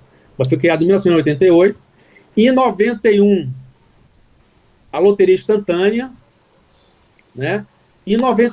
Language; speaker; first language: Portuguese; native; Portuguese